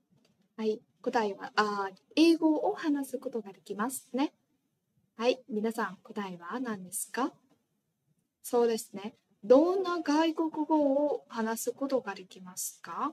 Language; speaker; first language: Japanese; non-native, fluent; Vietnamese